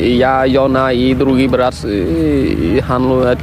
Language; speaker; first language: Polish; non-native, learner; Vietnamese